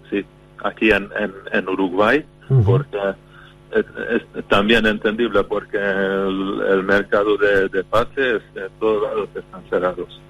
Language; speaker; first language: Spanish; non-native, fluent; Hungarian